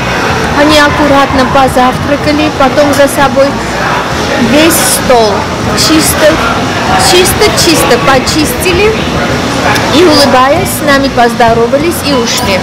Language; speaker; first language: Russian; non-native, fluent; Armenian